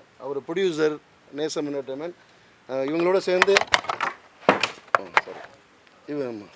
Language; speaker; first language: Tamil; native; Tamil